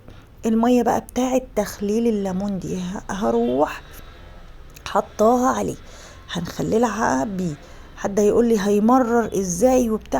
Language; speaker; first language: Arabic; native; Arabic